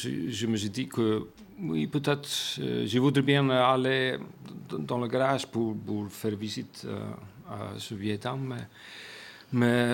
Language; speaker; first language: French; non-native, fluent; Icelandic